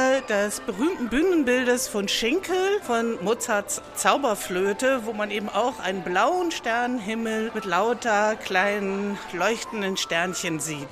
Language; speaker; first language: German; native; German